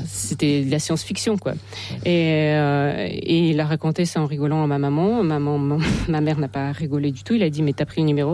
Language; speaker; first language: French; non-native, fluent; Russian